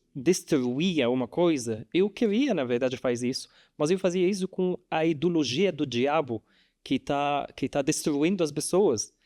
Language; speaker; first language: Portuguese; non-native, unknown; Arabic